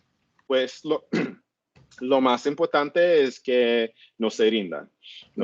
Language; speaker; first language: Spanish; non-native, learner; English